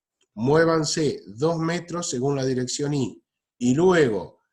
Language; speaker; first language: Spanish; native; Spanish